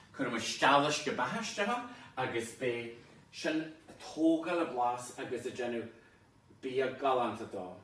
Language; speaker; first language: Irish; native; Irish